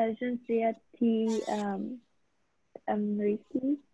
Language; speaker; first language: Arabic; non-native, learner; English